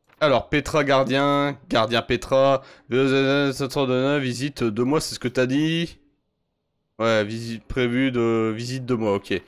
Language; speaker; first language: French; native; French